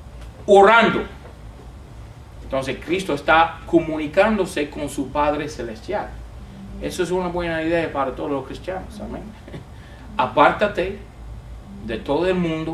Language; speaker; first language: Spanish; non-native, fluent; English